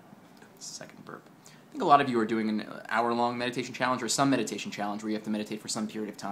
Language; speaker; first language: English; native; English